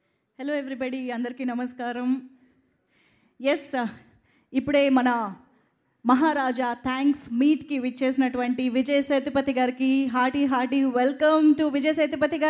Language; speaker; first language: Telugu; native; Telugu